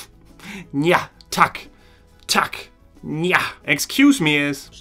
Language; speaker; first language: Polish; non-native, learner; German